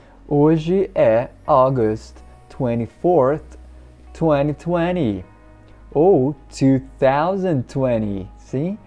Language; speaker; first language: English; non-native, fluent; Portuguese